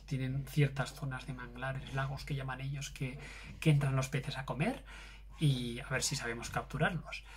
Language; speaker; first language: Spanish; native; Spanish